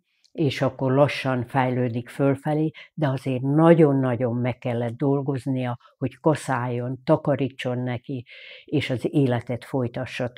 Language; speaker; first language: Hungarian; native; Hungarian